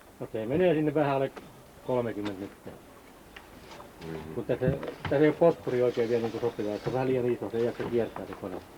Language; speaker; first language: Finnish; native; Finnish